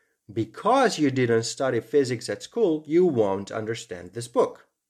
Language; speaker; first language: English; non-native, fluent; Slovak